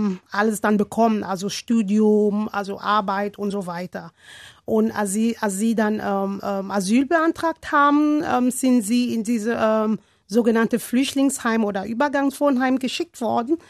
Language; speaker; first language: German; non-native, learner; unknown